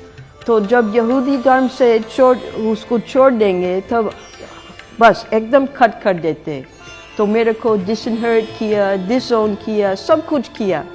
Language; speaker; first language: Hindi; non-native, fluent; English